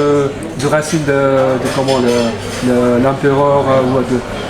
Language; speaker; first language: French; non-native, learner; Japanese